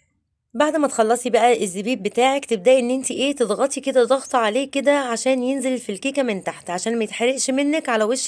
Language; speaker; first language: Arabic; native; Arabic